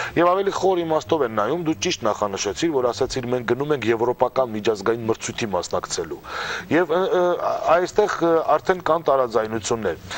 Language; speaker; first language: Armenian; native; Armenian